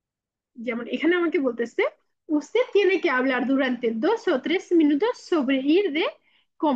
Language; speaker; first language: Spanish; non-native, learner; Bangla